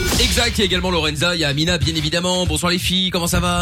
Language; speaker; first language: French; native; French